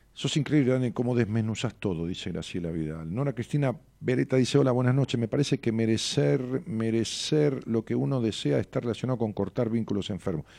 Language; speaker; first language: Spanish; native; Spanish